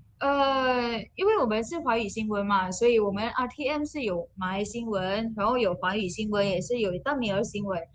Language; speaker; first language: Chinese; non-native, local second language; Malay